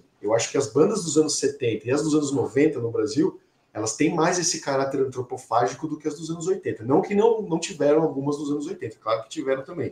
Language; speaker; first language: Portuguese; native; Portuguese